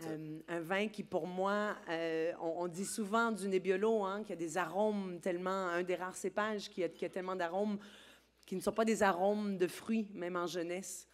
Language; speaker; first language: French; native; French